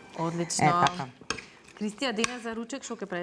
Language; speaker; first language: Macedonian; native; Macedonian